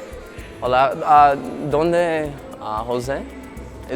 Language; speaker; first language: Spanish; non-native, learner; English